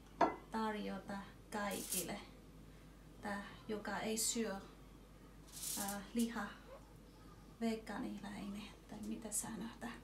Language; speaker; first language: Finnish; non-native, learner; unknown